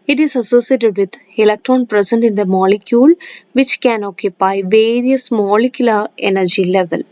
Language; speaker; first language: English; non-native, local second language; Malayalam